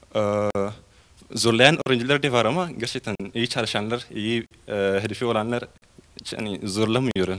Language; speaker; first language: Turkish; non-native, fluent; Oromo